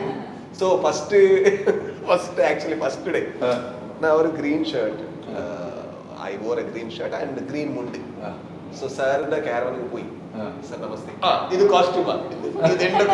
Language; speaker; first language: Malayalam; non-native, learner; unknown